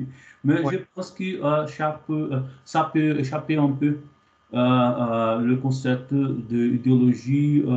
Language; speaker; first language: French; non-native, fluent; Portuguese